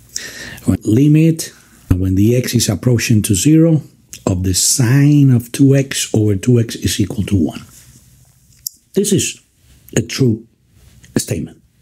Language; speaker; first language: English; non-native, fluent; Spanish